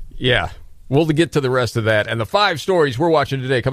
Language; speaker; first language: English; native; English